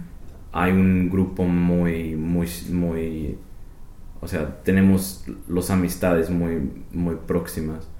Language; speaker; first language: Spanish; non-native, fluent; English